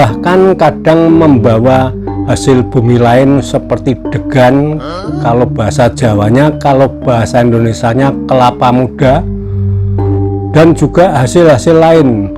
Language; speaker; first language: Indonesian; native; Indonesian